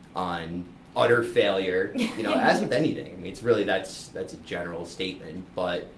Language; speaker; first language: English; native; English